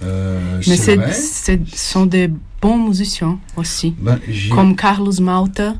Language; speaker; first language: French; non-native, fluent; Portuguese